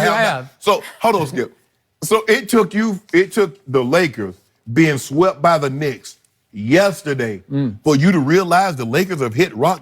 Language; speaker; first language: English; native; English